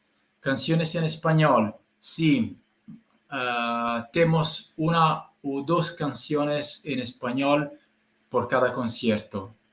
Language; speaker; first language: Spanish; non-native, learner; Italian